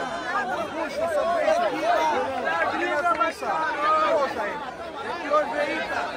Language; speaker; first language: Portuguese; non-native, learner; Russian